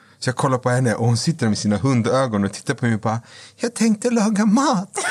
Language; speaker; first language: Swedish; native; Swedish